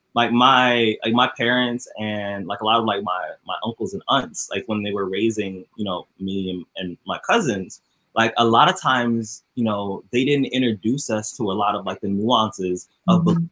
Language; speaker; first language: English; native; English